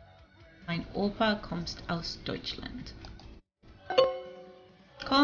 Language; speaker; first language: German; non-native, learner; Spanish